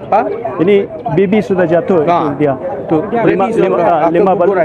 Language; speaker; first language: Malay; non-native, learner; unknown